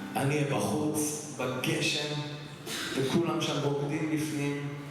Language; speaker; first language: Hebrew; early bilingual, other home language; English